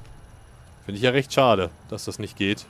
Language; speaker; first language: German; native; German